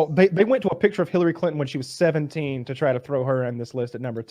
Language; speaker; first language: English; native; English